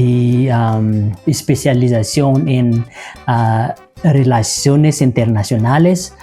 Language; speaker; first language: Spanish; non-native, learner; Malagasy